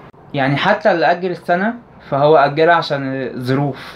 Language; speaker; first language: Arabic; native; Arabic